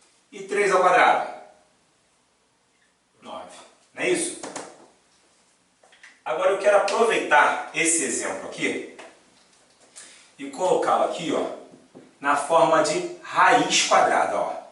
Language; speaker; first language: Portuguese; native; Portuguese